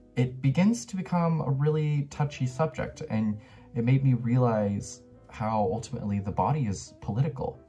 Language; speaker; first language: English; native; English